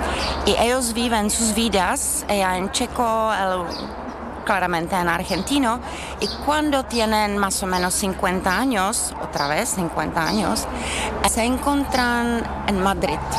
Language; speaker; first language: Spanish; non-native, fluent; Czech